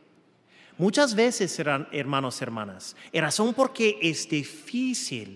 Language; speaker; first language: Spanish; early bilingual, heritage; English